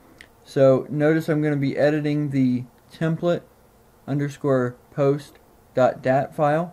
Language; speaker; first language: English; native; English